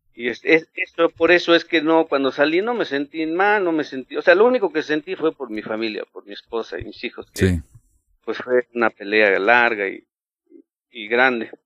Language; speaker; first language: Spanish; native; Spanish